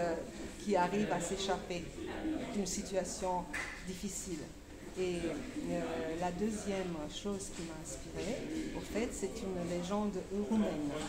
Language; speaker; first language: French; non-native, fluent; Romanian